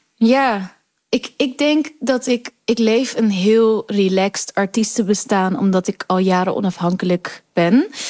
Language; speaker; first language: Dutch; early bilingual, other home language; Kurdish